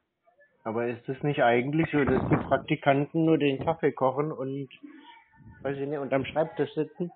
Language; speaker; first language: German; native; German